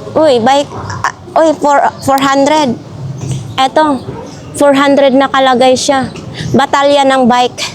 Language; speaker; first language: Filipino; non-native, local second language; Cebuano